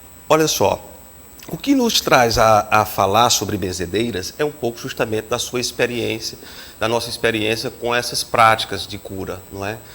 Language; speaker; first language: Portuguese; native; Portuguese